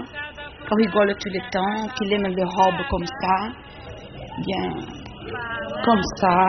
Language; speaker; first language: French; non-native, learner; Portuguese